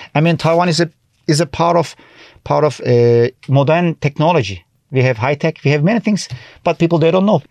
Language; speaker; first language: English; non-native, fluent; Turkish